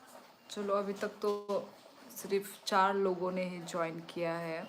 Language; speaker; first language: Hindi; non-native, local second language; Kok Borok